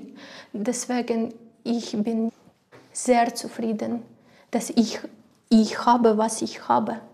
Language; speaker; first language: German; non-native, learner; Ukrainian